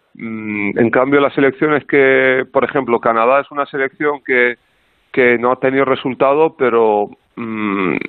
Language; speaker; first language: Spanish; non-native, fluent; Arabic